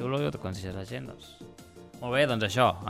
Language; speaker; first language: Catalan; native; Catalan